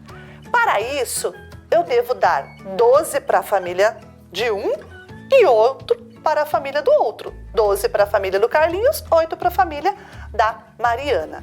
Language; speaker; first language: Portuguese; native; Portuguese